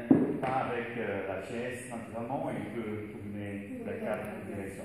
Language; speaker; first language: French; non-native, learner; Dutch